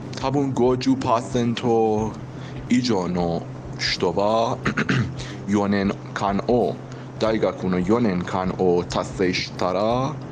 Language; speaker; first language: Japanese; non-native, learner; Persian